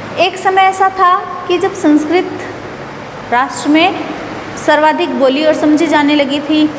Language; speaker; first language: Hindi; native; Hindi